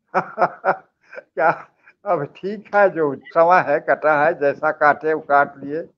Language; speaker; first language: Hindi; native; Hindi